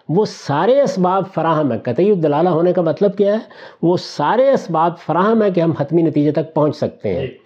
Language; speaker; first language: Urdu; non-native, local second language; Punjabi